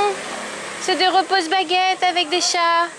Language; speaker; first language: French; native; French